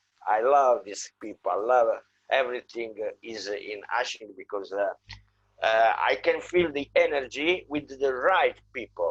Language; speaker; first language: English; non-native, fluent; Italian